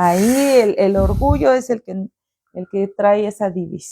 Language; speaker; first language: Spanish; native; Spanish